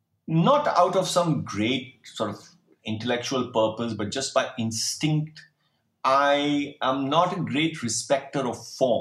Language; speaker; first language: English; non-native, local second language; Hindi